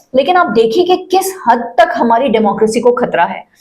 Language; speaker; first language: Hindi; non-native, local second language; Marathi